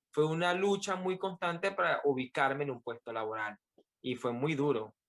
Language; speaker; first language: Spanish; native; Spanish